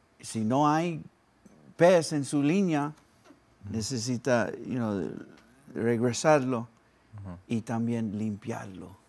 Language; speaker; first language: Spanish; early bilingual, heritage; Spanish